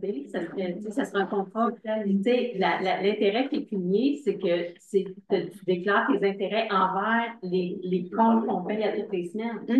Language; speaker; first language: French; native; French